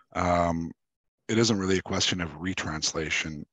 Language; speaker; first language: English; native; English